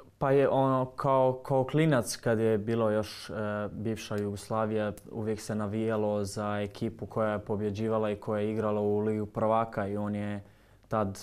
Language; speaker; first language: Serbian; early bilingual, heritage; Croatian